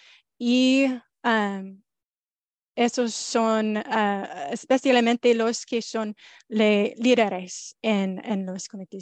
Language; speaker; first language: Spanish; non-native, fluent; English